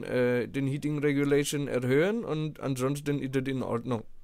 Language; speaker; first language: German; non-native, fluent; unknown